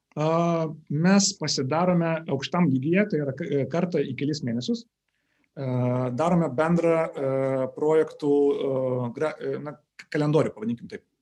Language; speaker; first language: Lithuanian; non-native, local second language; Russian